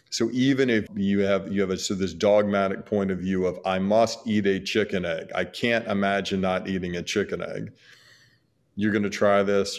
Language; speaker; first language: English; native; English